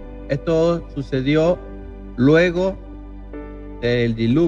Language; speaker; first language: Spanish; native; Spanish